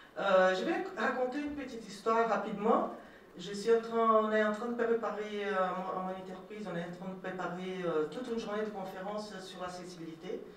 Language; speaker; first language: French; non-native, fluent; Portuguese